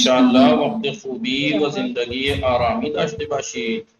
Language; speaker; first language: Persian; non-native, fluent; Urdu